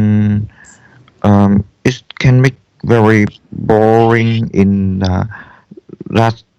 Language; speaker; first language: English; non-native, learner; Vietnamese